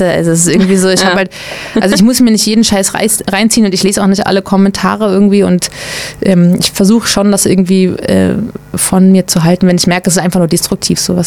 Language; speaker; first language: German; native; German